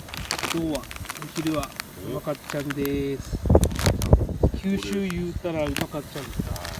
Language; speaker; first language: Japanese; native; Japanese